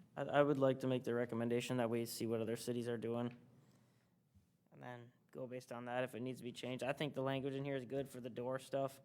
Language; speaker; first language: English; native; English